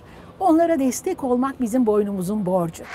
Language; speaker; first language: Turkish; native; Turkish